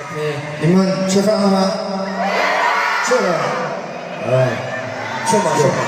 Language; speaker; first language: Chinese; non-native, learner; Korean